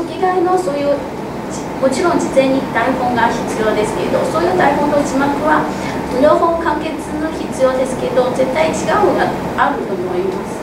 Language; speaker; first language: Japanese; non-native, fluent; Chinese